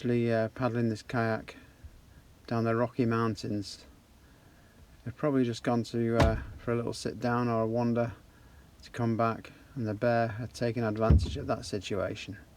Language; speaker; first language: English; native; English